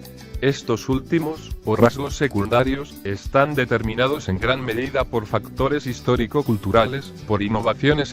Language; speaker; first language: Spanish; native; Spanish